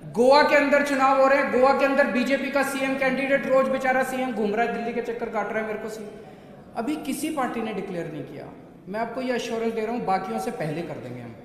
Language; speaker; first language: Hindi; native; Hindi